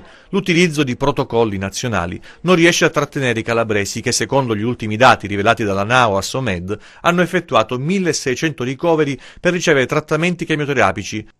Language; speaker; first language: Italian; native; Italian